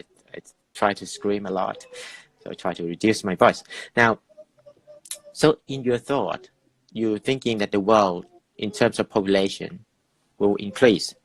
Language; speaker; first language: English; non-native, fluent; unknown